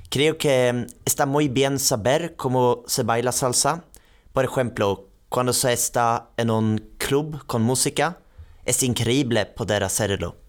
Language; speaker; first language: Spanish; non-native, learner; Swedish